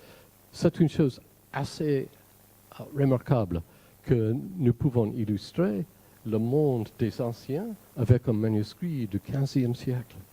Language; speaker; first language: French; non-native, fluent; English